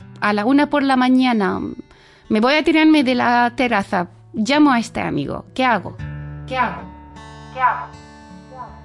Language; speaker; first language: Spanish; non-native, fluent; Arabic